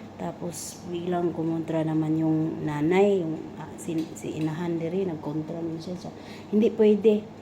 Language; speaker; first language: Filipino; non-native, local second language; Cebuano